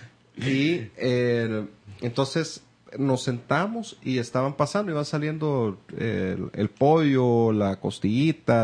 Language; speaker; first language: Spanish; native; Spanish